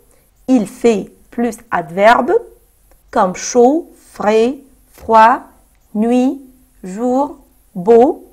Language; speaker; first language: French; non-native, fluent; Arabic